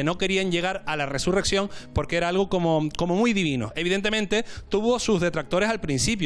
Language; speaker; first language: Spanish; native; Spanish